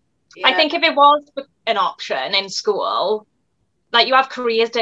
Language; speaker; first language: English; native; English